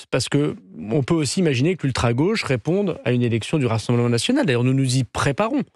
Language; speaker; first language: French; native; French